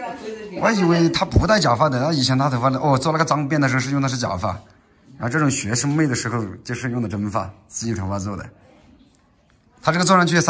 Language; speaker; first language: Chinese; native; Chinese